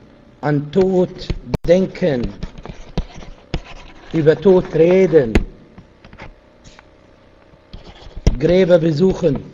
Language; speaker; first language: German; non-native, fluent; Arabic